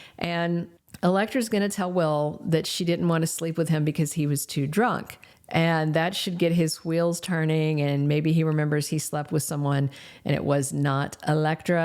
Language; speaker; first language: English; native; English